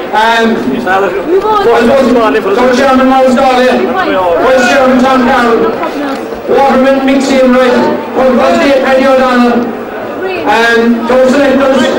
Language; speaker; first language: English; native; English